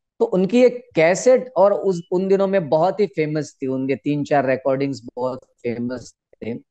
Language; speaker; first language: Hindi; non-native, local second language; Konkani